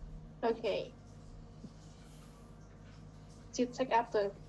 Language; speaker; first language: English; non-native, fluent; Vietnamese